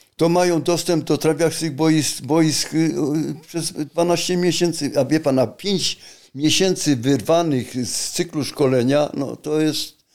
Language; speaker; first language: Polish; native; Polish